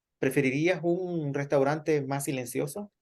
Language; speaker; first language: Spanish; native; Spanish